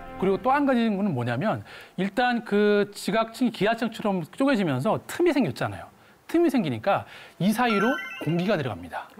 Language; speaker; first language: Korean; native; Korean